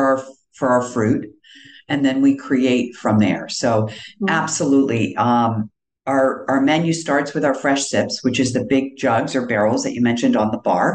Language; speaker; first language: English; native; English